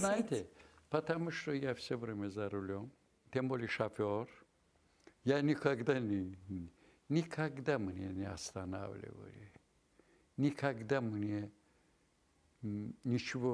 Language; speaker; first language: Russian; non-native, local second language; Azerbaijani